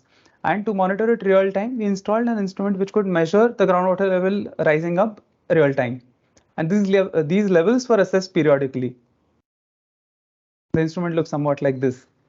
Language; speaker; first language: English; non-native, local second language; Marathi